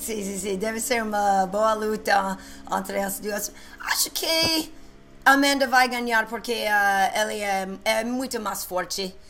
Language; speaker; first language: Portuguese; non-native, learner; English